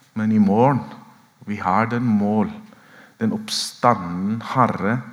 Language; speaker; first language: Norwegian; non-native, fluent; Oromo